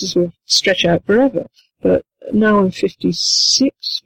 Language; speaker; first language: English; native; English